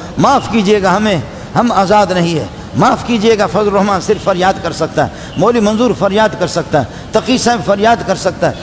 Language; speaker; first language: Urdu; non-native, local second language; Baluchi